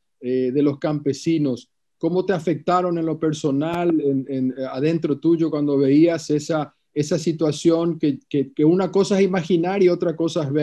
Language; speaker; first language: Spanish; native; Spanish